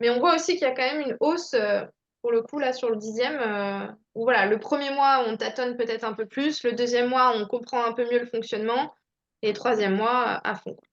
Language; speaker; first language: French; native; French